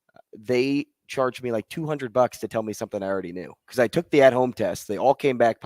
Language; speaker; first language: English; native; English